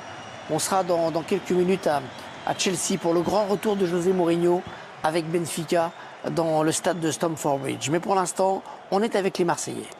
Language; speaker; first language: French; native; French